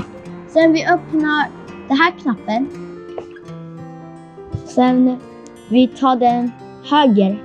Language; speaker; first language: Swedish; non-native, learner; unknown